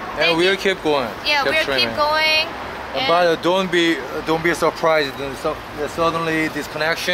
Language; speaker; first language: English; non-native, learner; Korean